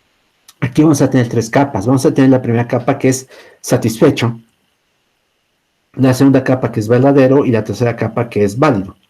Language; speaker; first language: Spanish; native; Spanish